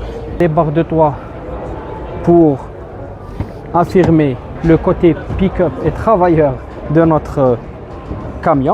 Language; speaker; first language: French; native; French